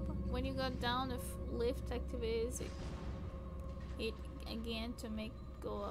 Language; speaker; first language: English; non-native, fluent; Portuguese